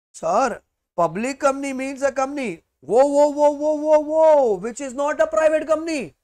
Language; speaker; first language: Hindi; native; Hindi